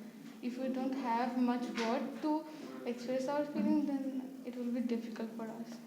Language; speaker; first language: English; non-native, fluent; Bangla